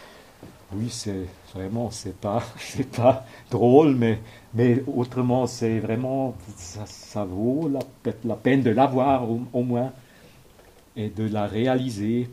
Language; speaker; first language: French; non-native, local second language; German